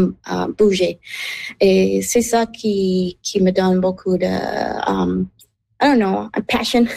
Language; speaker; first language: French; non-native, learner; English